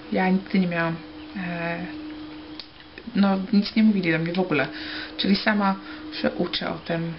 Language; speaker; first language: Polish; early bilingual, heritage; Polish